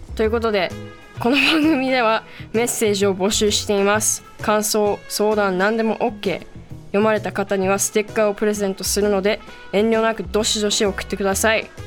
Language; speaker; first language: Japanese; early bilingual, heritage; Japanese